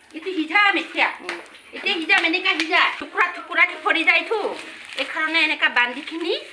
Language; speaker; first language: Assamese; non-native, local second language; Bodo